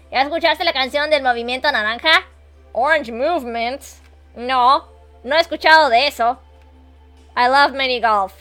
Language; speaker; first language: Spanish; non-native, learner; English